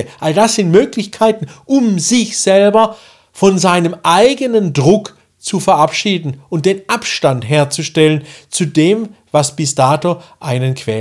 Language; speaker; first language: German; native; German